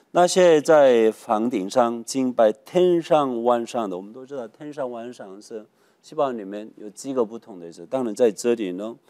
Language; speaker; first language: Chinese; non-native, fluent; Korean